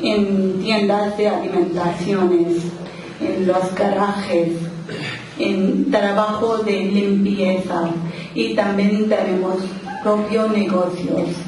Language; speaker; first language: Spanish; non-native, local second language; Urdu